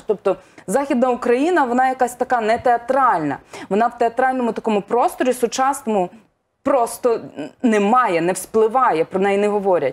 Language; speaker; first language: Ukrainian; native; Ukrainian